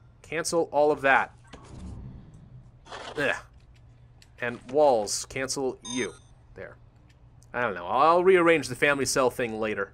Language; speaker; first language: English; native; English